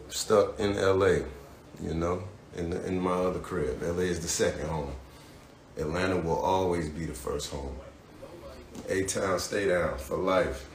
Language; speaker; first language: English; native; English